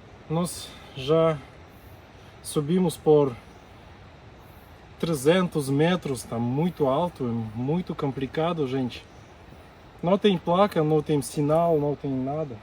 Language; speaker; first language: Portuguese; non-native, learner; Russian